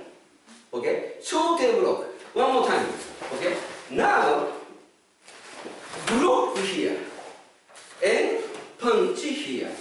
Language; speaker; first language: English; non-native, fluent; Japanese